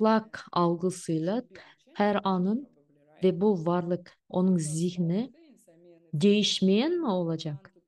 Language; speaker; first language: Turkish; non-native, fluent; Russian